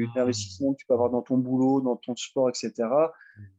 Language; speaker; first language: French; native; French